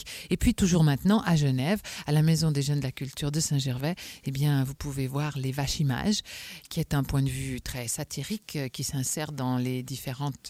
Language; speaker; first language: French; native; French